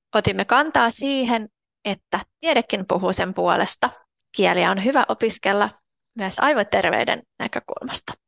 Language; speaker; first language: Finnish; non-native, fluent; Russian